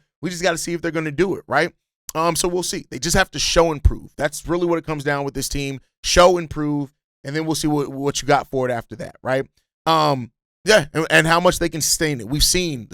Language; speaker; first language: English; native; English